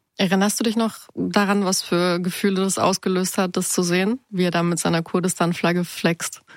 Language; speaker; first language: German; native; German